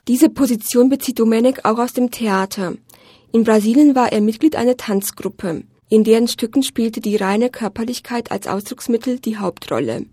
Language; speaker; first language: German; native; German